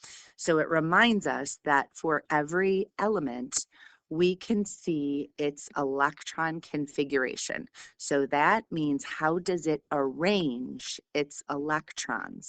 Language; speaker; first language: English; native; English